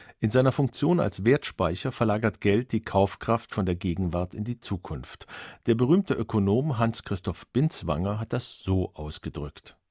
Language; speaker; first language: German; native; German